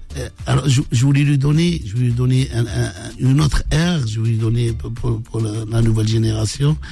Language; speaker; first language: French; non-native, local second language; Arabic